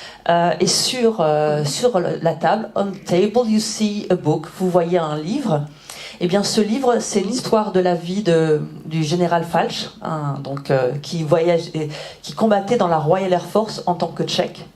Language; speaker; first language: French; native; French